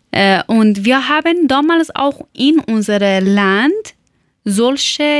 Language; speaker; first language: German; non-native, local second language; Persian